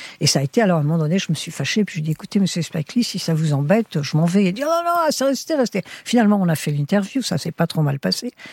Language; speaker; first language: French; early bilingual, heritage; French